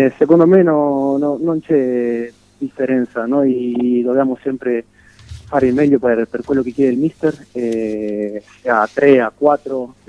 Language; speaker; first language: Italian; non-native, fluent; Spanish